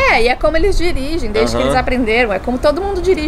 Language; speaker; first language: Portuguese; native; Portuguese